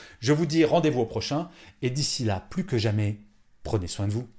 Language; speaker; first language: French; native; French